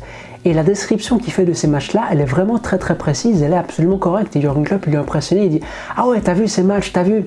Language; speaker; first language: French; native; French